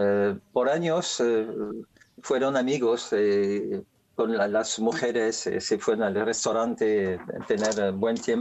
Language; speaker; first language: Spanish; non-native, learner; French